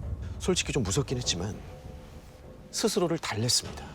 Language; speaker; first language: Korean; native; Korean